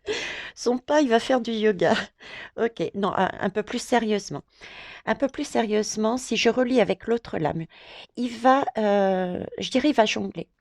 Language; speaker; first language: French; native; French